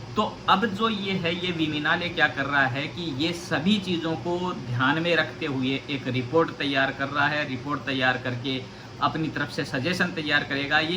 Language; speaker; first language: Hindi; native; Hindi